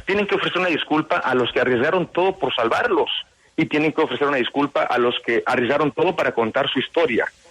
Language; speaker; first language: Spanish; native; Spanish